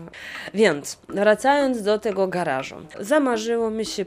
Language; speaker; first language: Polish; non-native, fluent; Russian